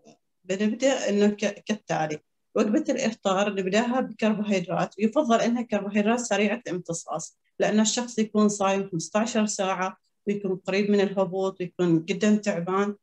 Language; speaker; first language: Arabic; native; Arabic